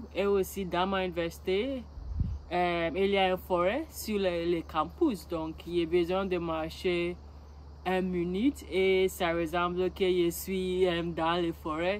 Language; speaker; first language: French; non-native, learner; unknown